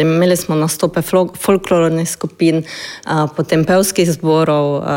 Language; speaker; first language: Slovenian; native; Slovenian